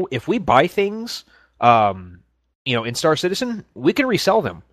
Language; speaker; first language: English; native; English